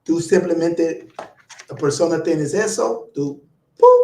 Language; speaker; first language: Spanish; non-native, learner; English